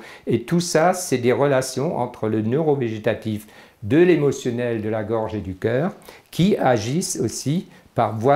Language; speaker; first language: French; native; French